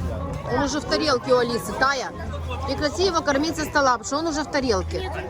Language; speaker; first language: Russian; native; Russian